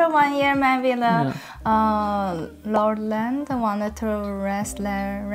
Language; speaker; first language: English; non-native, learner; Chinese